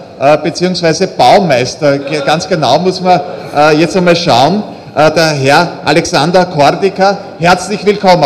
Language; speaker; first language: German; native; German